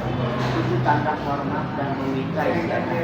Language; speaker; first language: Indonesian; native; Indonesian